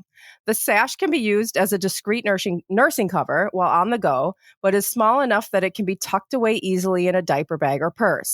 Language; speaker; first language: English; native; English